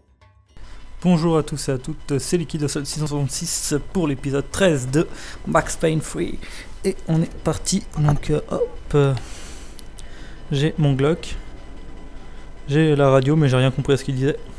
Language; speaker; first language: French; native; French